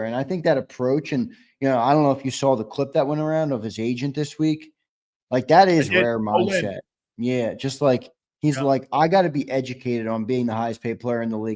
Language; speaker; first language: English; native; English